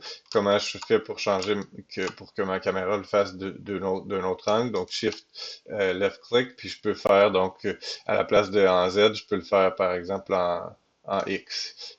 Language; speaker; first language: French; native; French